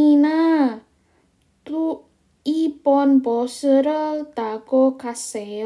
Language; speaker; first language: Korean; non-native, fluent; Indonesian